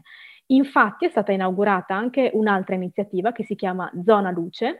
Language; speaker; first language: Italian; native; Italian